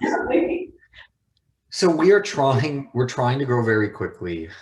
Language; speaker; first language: English; native; English